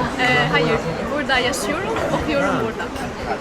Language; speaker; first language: Turkish; non-native, learner; Arabic